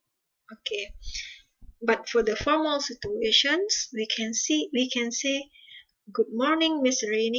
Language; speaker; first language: English; non-native, fluent; Indonesian